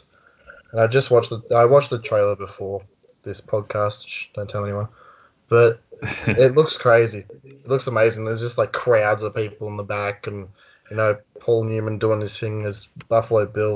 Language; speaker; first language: English; native; English